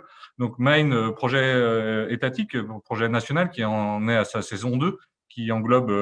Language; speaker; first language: French; native; French